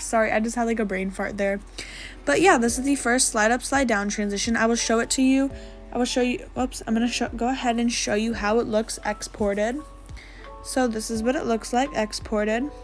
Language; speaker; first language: English; native; English